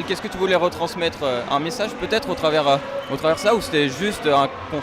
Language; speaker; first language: French; native; French